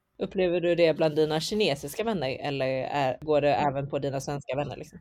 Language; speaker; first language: Swedish; early bilingual, other home language; Chinese